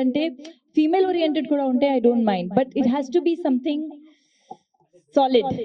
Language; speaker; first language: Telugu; non-native, learner; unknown